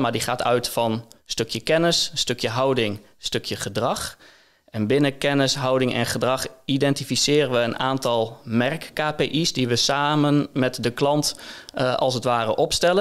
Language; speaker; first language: Dutch; native; Dutch